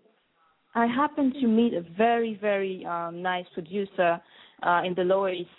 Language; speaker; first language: English; non-native, fluent; French